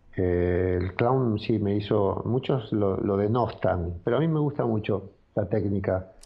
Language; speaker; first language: Spanish; native; Spanish